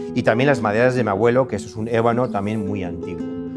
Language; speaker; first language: Spanish; early bilingual, heritage; Spanish